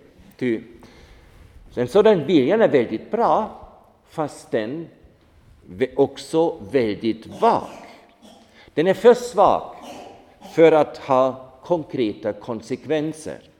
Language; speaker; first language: Swedish; non-native, fluent; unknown